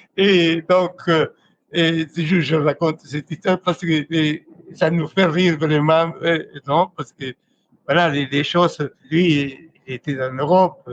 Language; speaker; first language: French; non-native, fluent; Spanish